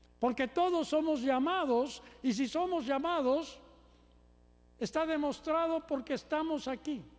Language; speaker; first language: Spanish; native; Spanish